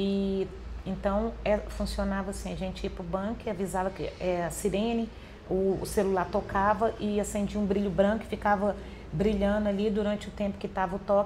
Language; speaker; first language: Portuguese; native; Portuguese